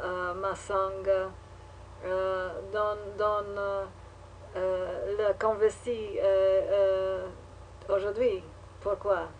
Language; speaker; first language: French; non-native, learner; English